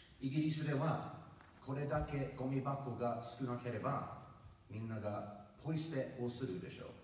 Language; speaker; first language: Japanese; non-native, fluent; English